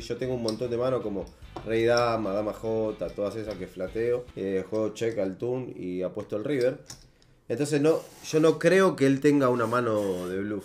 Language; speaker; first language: Spanish; native; Spanish